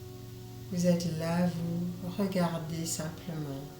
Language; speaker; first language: French; native; French